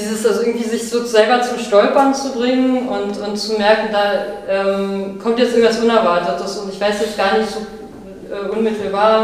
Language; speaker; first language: German; native; German